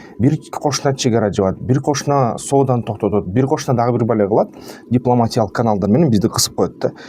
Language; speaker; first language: Kyrgyz; non-native, local second language; Russian